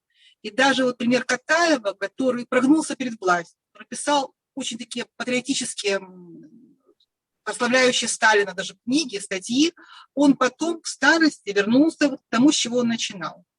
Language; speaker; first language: Russian; native; Russian